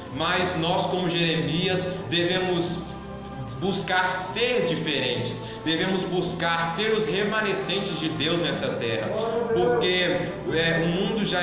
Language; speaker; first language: Portuguese; native; Portuguese